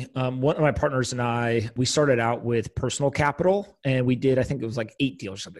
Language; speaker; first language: English; native; English